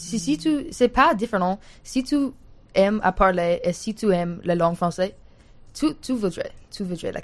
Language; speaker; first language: French; non-native, learner; English